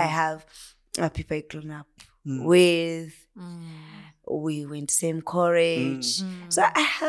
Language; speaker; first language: English; non-native, local second language; Kinyarwanda